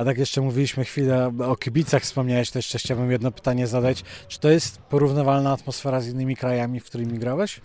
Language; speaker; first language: Polish; native; Polish